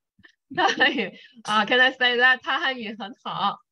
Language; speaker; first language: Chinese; non-native, fluent; Vietnamese